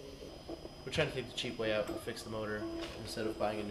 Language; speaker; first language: English; native; English